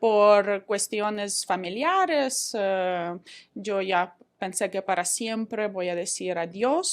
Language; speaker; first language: Spanish; non-native, fluent; Ukrainian